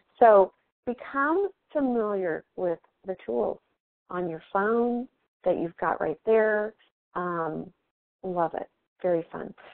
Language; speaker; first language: English; native; English